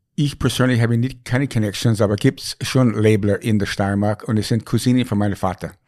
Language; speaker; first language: German; non-native, fluent; English